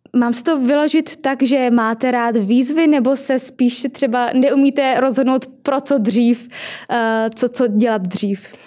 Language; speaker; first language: Czech; native; Czech